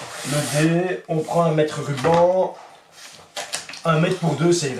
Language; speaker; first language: French; native; French